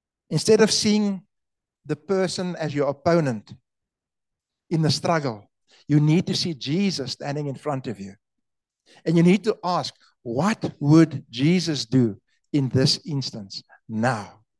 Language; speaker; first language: English; non-native, local second language; Afrikaans